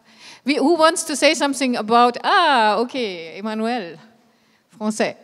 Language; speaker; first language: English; non-native, fluent; German